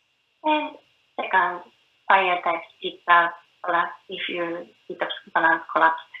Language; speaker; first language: English; non-native, learner; Japanese